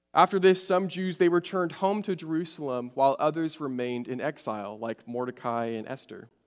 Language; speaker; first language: English; native; English